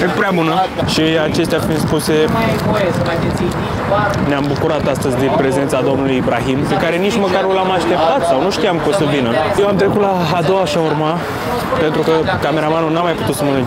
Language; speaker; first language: Romanian; native; Romanian